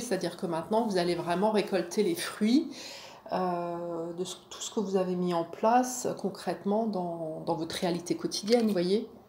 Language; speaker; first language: French; native; French